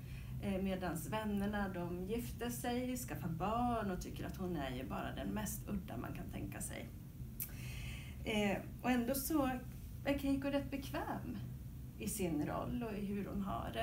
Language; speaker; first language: Swedish; native; Swedish